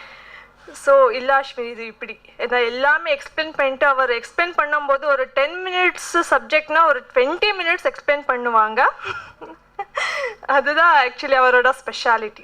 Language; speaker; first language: Tamil; non-native, learner; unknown